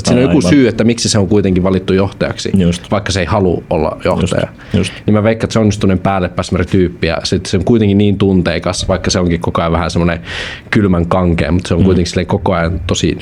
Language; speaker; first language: Finnish; native; Finnish